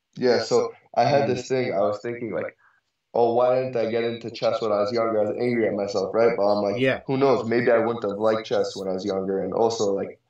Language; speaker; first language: English; native; English